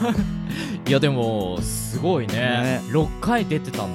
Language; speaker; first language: Japanese; native; Japanese